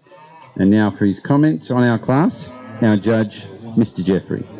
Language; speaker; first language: English; native; English